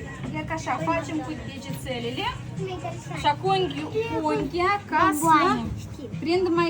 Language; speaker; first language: Romanian; non-native, local second language; Russian